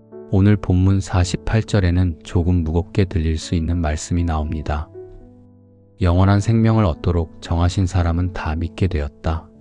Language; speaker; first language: Korean; native; Korean